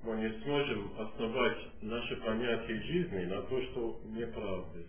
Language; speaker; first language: Russian; non-native, fluent; English